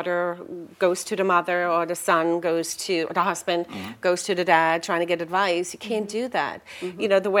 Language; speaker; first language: English; non-native, fluent; German